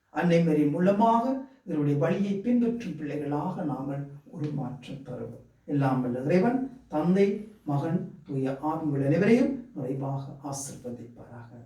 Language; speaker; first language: Tamil; native; Tamil